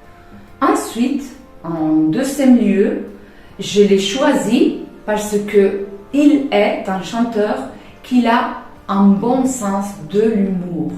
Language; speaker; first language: French; non-native, fluent; Spanish